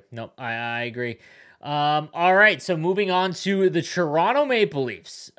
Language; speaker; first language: English; native; English